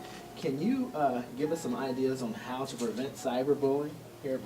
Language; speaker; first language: English; native; English